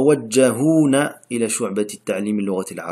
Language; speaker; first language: Arabic; non-native, fluent; French